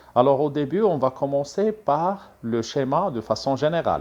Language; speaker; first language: French; non-native, local second language; Arabic